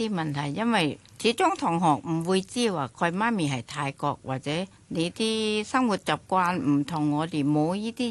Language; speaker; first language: Cantonese; non-native, fluent; Thai